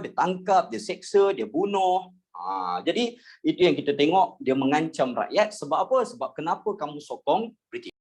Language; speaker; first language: Malay; native; Malay